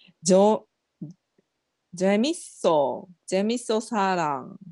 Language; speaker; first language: Korean; non-native, learner; Japanese